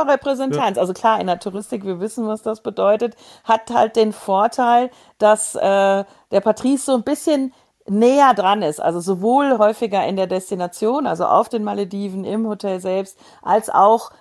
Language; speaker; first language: German; native; German